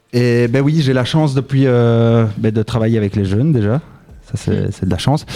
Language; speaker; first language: French; native; French